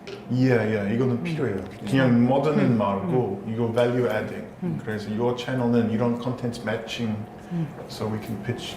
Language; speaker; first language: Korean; non-native, learner; English